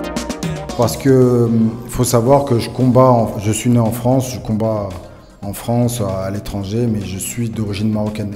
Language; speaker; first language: French; early bilingual, other home language; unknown